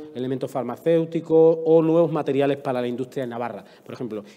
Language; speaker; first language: Spanish; native; Spanish